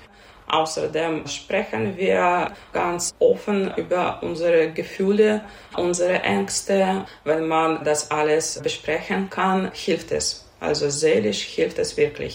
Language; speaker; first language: German; non-native, fluent; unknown